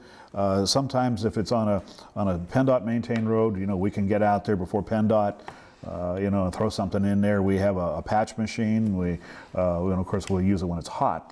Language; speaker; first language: English; native; English